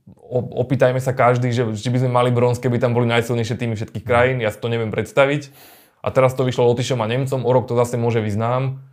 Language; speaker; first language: Slovak; native; Slovak